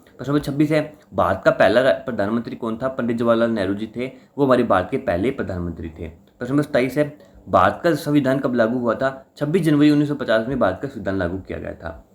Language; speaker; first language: Hindi; native; Hindi